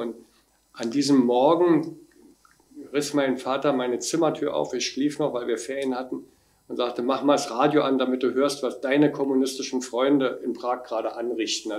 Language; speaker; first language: German; native; German